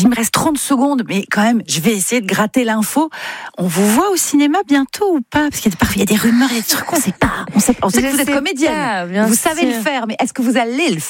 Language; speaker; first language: French; native; French